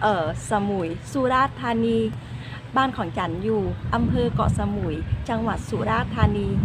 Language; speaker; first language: Thai; non-native, fluent; Vietnamese